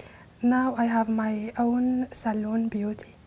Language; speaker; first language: English; non-native, learner; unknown